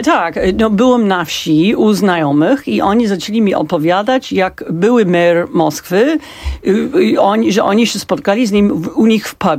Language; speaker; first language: Polish; non-native, fluent; English